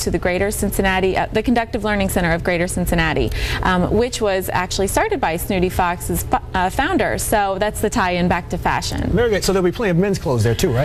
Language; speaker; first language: English; native; English